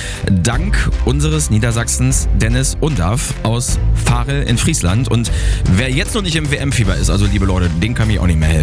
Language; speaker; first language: German; native; German